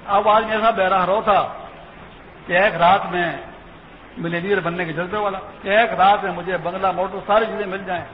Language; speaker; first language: Urdu; non-native, local second language; Pashto